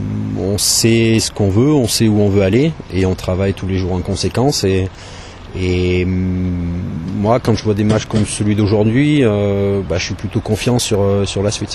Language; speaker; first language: French; native; French